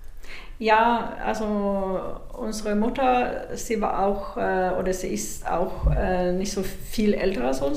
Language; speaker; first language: German; non-native, fluent; Swedish